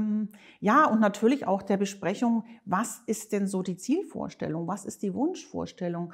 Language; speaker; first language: German; native; German